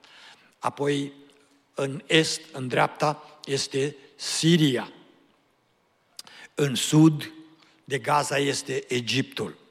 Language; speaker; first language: Romanian; native; Romanian